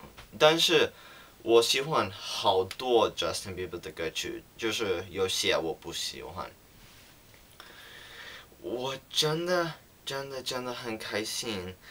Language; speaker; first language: Chinese; non-native, learner; English